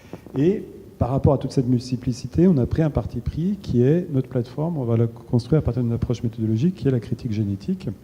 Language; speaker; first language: French; native; French